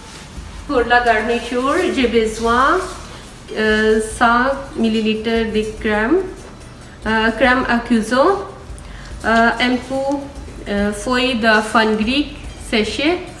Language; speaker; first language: French; non-native, learner; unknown